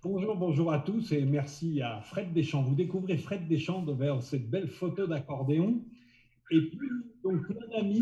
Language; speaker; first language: French; native; French